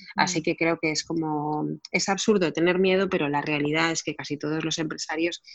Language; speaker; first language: Spanish; native; Spanish